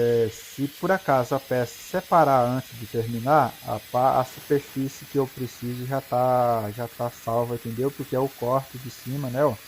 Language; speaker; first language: Portuguese; native; Portuguese